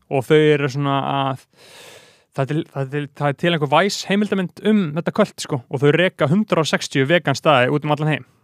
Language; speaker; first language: Icelandic; native; Icelandic